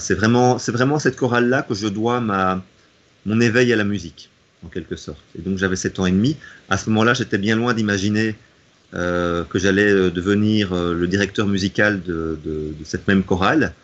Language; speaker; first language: French; native; French